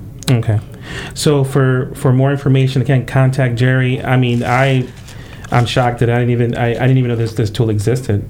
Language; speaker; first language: English; early bilingual, other home language; Spanish